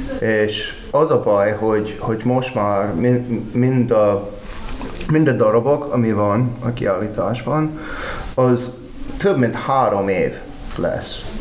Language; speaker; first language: Hungarian; non-native, learner; English